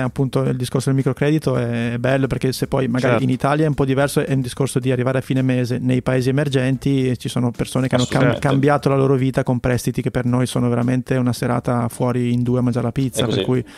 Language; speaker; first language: Italian; native; Italian